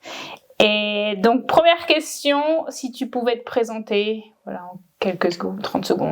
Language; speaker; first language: French; native; French